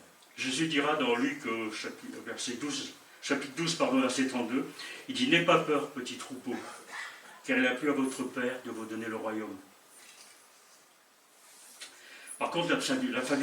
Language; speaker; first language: French; native; French